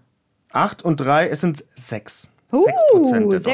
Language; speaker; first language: German; native; German